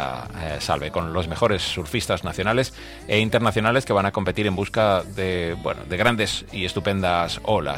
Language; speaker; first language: Spanish; native; Spanish